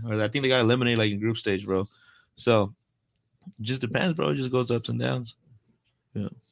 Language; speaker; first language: English; early bilingual, other home language; Spanish